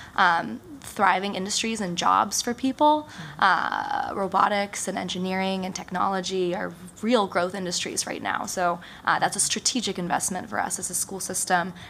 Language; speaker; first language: English; early bilingual, other home language; Japanese